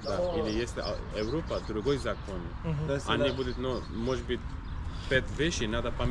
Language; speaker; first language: Russian; non-native, learner; Turkish